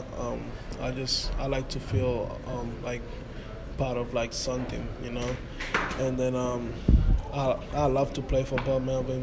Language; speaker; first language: English; non-native, fluent; Spanish